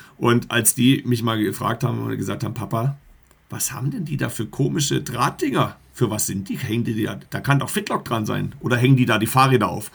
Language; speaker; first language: German; native; German